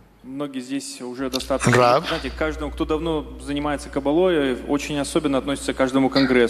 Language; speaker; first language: Russian; non-native, learner; Bulgarian